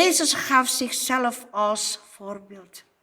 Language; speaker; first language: Dutch; non-native, fluent; Indonesian